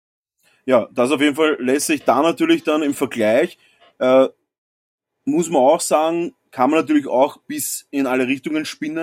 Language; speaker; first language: German; native; German